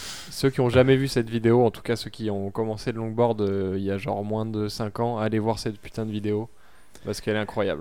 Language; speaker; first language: French; native; French